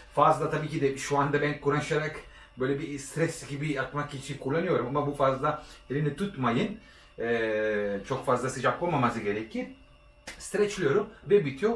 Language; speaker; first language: Turkish; non-native, learner; Italian